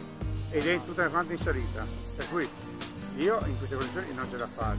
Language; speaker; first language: Italian; native; Italian